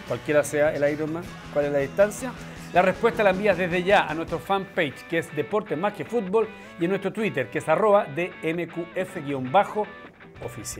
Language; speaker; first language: Spanish; native; Spanish